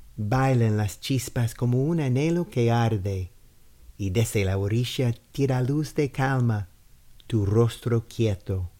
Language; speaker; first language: Spanish; non-native, fluent; English